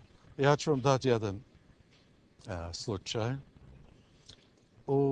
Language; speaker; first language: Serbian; early bilingual, heritage; English